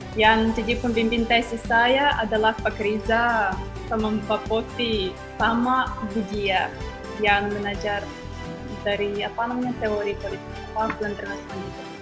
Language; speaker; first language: Indonesian; non-native, fluent; Ukrainian